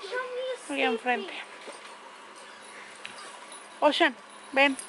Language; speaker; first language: Spanish; native; Spanish